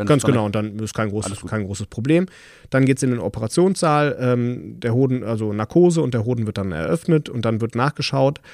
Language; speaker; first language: German; native; German